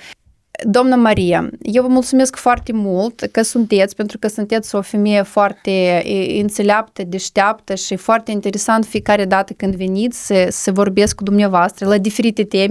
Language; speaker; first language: Romanian; non-native, local second language; Russian